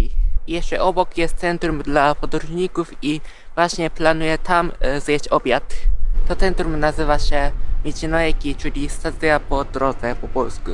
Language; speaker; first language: Polish; non-native, fluent; Japanese